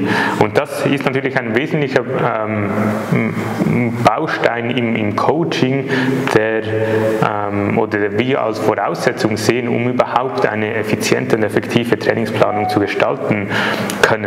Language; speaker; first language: German; native; German